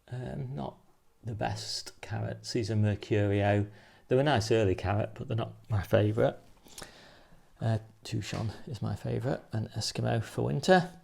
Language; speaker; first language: English; native; English